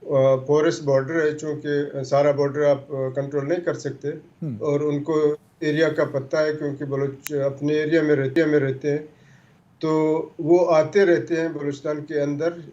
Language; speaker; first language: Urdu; non-native, local second language; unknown